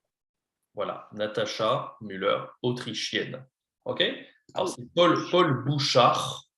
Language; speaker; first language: French; non-native, fluent; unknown